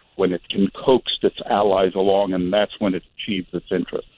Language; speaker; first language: English; non-native, fluent; Arabic